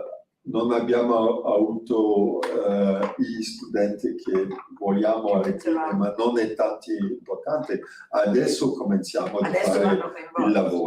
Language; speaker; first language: Italian; non-native, fluent; French